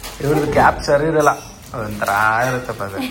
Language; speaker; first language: Kannada; native; Kannada